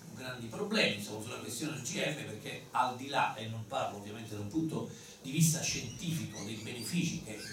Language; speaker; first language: Italian; native; Italian